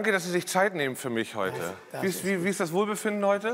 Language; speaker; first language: German; native; German